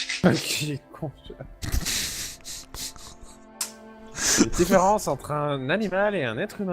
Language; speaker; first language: French; native; French